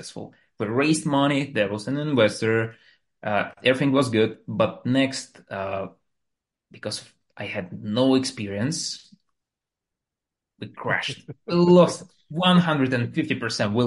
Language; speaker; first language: English; non-native, fluent; Russian